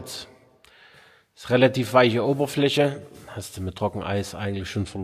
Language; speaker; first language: German; native; German